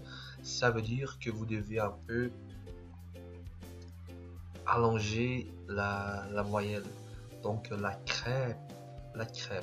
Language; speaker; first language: French; non-native, fluent; Portuguese